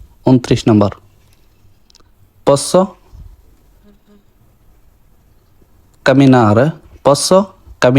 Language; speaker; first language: Italian; non-native, learner; Bangla